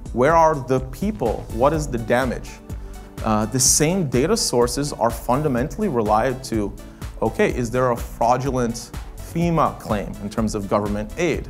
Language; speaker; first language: English; native; English